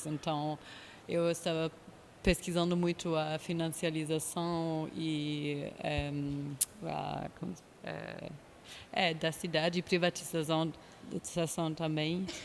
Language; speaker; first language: Portuguese; non-native, fluent; German